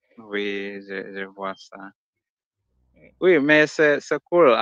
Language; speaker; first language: French; non-native, learner; Swahili